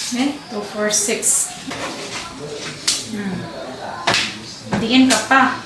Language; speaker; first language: Filipino; non-native, local second language; Hiligaynon